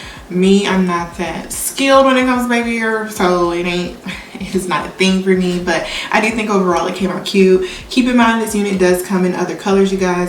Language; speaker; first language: English; native; English